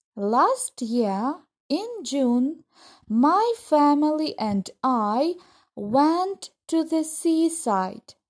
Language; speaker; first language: English; non-native, fluent; Ukrainian